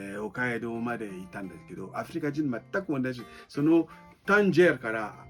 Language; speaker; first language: Japanese; non-native, fluent; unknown